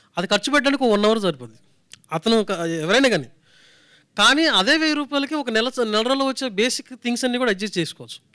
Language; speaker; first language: Telugu; native; Telugu